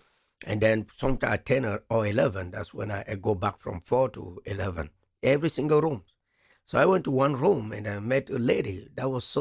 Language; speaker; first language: English; non-native, local second language; French